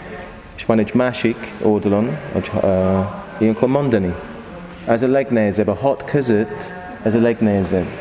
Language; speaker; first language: Hungarian; non-native, learner; English